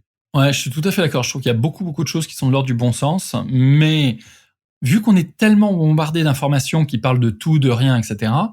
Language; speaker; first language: French; native; French